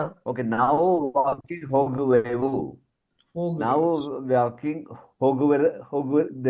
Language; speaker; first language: Kannada; non-native, learner; Hindi